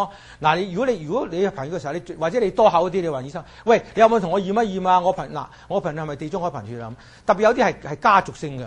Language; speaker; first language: Chinese; native; Chinese